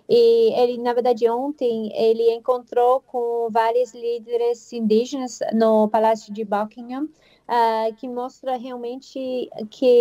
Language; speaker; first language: Portuguese; non-native, fluent; English